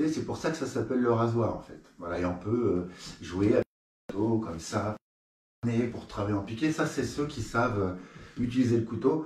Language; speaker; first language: French; native; French